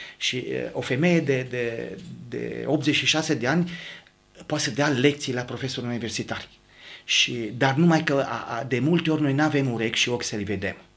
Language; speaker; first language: Romanian; native; Romanian